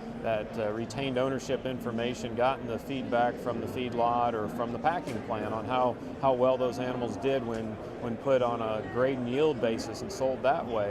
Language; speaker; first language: English; native; English